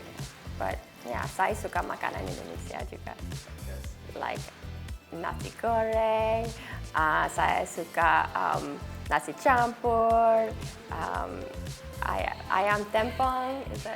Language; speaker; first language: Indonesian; non-native, learner; English